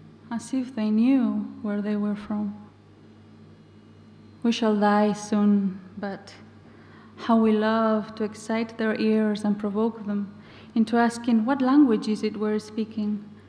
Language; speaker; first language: English; non-native, fluent; Basque